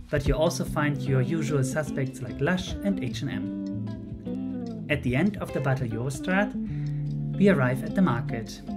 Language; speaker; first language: English; non-native, fluent; Dutch